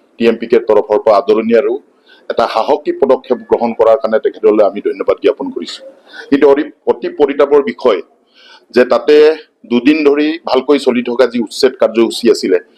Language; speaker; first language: Assamese; non-native, local second language; Mising